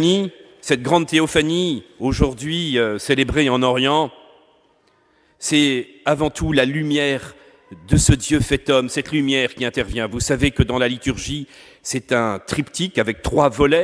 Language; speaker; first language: French; native; French